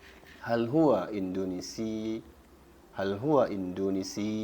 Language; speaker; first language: Arabic; non-native, fluent; Indonesian